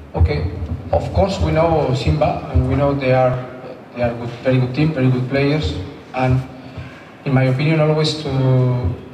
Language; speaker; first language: English; non-native, fluent; Spanish